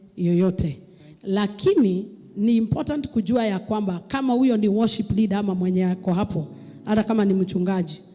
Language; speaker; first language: Swahili; non-native, local second language; Kikuyu